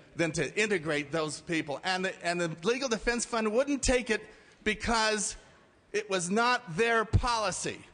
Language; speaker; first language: English; native; English